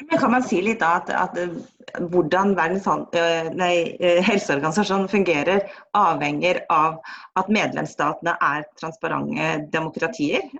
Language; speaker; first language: Norwegian; native; Norwegian